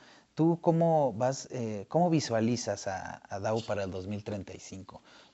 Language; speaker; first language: Spanish; native; Spanish